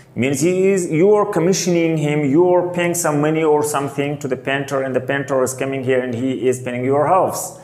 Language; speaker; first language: English; non-native, local second language; Hindi